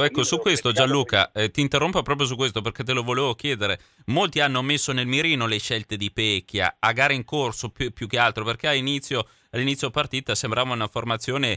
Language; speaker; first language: Italian; native; Italian